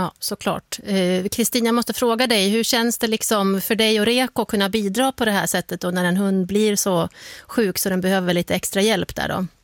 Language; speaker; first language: Swedish; native; Swedish